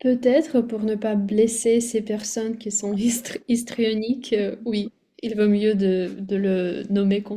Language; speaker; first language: French; non-native, fluent; Russian